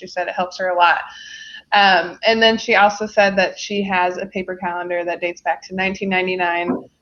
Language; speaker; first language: English; native; English